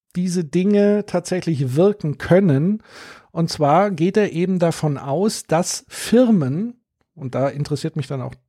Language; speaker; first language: German; native; German